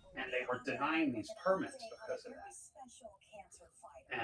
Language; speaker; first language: English; native; English